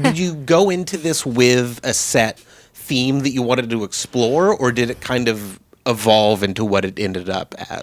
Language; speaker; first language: English; native; English